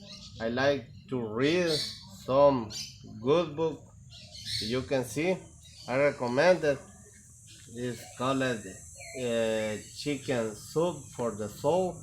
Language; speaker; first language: English; non-native, learner; Spanish